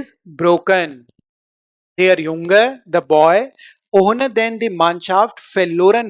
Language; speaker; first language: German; non-native, fluent; Hindi